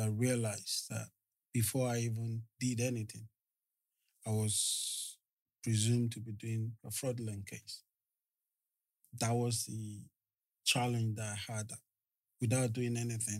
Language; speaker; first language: English; non-native, local second language; Yoruba